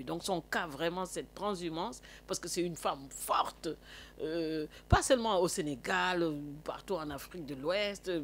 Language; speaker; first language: French; non-native, local second language; Wolof